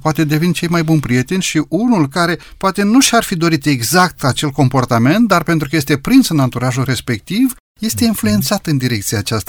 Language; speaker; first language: Romanian; native; Romanian